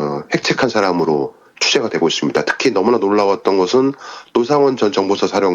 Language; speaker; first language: Korean; native; Korean